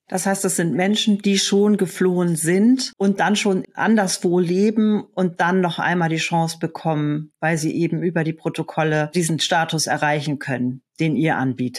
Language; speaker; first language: German; native; German